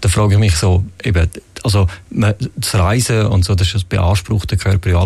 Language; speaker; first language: German; native; German